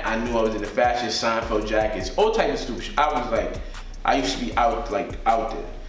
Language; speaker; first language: English; native; English